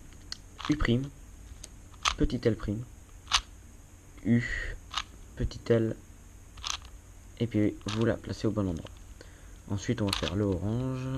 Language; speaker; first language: French; native; French